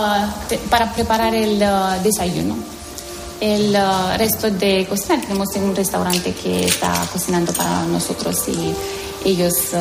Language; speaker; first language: Spanish; non-native, learner; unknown